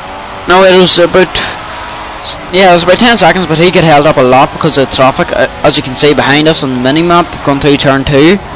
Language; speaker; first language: English; native; English